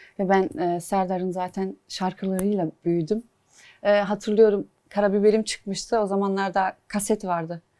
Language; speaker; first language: Turkish; early bilingual, heritage; Turkish